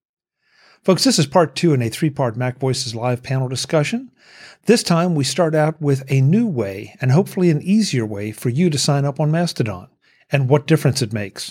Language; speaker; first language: English; native; English